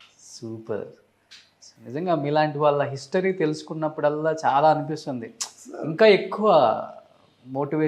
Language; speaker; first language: Telugu; native; Telugu